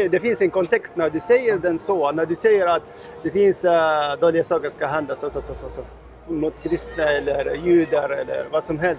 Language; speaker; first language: Swedish; non-native, learner; Arabic